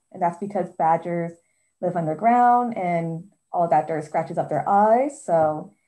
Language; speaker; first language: English; native; English